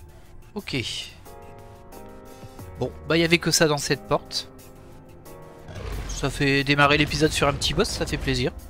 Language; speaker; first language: French; native; French